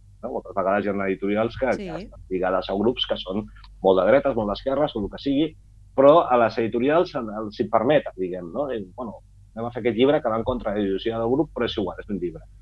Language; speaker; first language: Catalan; non-native, local second language; Spanish